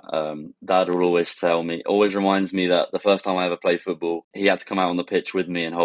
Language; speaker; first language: English; native; English